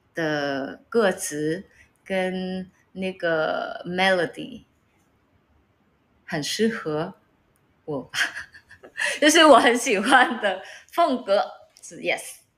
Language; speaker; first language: Chinese; non-native, learner; Vietnamese